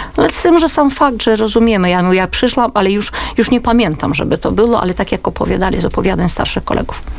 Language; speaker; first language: Polish; early bilingual, heritage; Polish